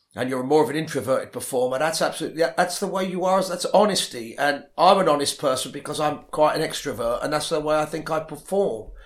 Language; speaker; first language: English; native; English